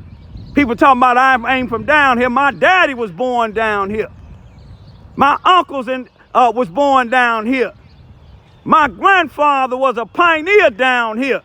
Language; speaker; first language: English; native; English